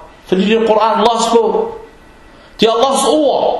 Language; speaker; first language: Danish; non-native, fluent; Arabic